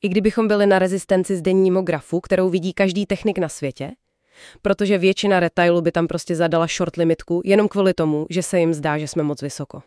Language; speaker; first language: Czech; native; Czech